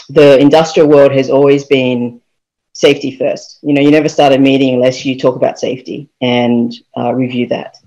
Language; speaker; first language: English; native; English